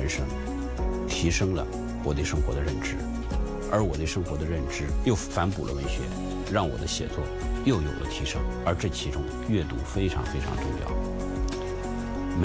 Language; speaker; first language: Chinese; native; Chinese